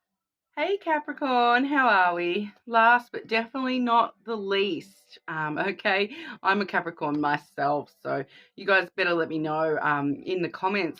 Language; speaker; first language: English; native; English